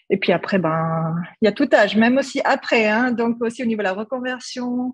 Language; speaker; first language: French; non-native, fluent; German